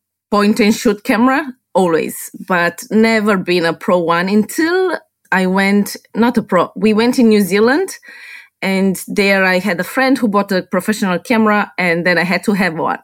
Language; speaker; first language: English; non-native, fluent; Romanian